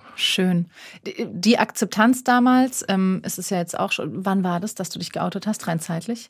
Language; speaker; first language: German; native; German